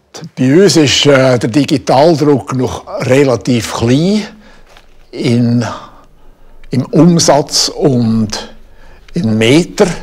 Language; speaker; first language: German; native; German